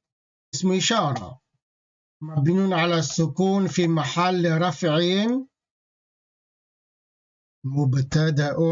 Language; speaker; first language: Arabic; non-native, fluent; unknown